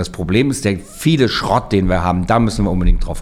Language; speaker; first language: German; native; German